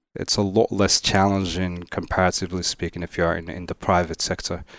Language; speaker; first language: English; non-native, fluent; Arabic